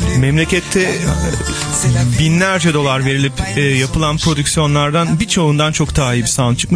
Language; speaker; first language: Turkish; native; Turkish